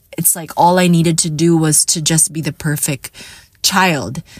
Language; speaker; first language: English; non-native, local second language; Hiligaynon